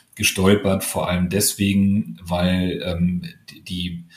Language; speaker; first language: German; native; German